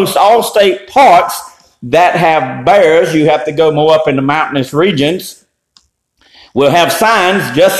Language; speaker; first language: English; native; English